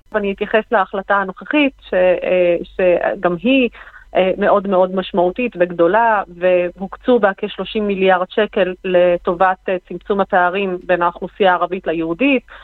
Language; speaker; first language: Hebrew; non-native, local second language; Arabic